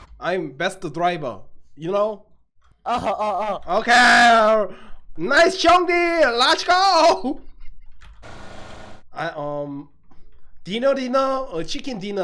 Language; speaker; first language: English; non-native, learner; Korean